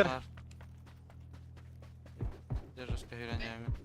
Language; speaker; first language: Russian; non-native, local second language; Yakut